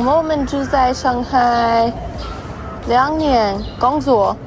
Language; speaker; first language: Chinese; non-native, learner; English